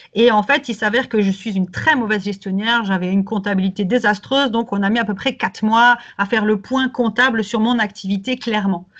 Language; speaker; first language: French; native; French